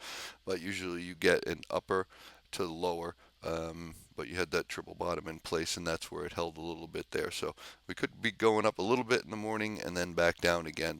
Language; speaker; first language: English; native; English